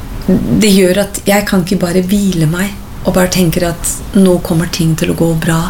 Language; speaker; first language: Norwegian; non-native, fluent; English